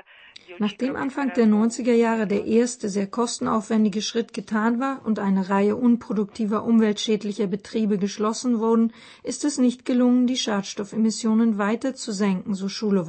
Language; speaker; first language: German; native; German